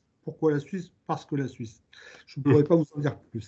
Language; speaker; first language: French; native; French